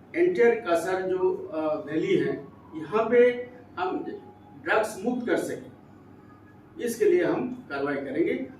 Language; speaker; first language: Hindi; non-native, local second language; Assamese